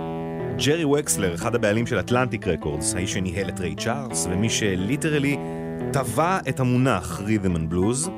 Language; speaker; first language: Hebrew; native; Hebrew